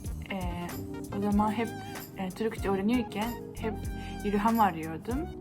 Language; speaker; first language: Turkish; non-native, fluent; Japanese